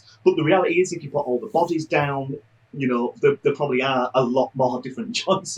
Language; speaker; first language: English; native; English